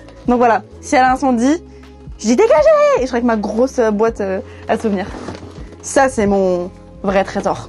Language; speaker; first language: French; native; French